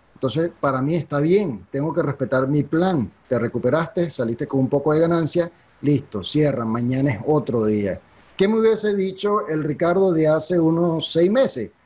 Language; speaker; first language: Spanish; native; Spanish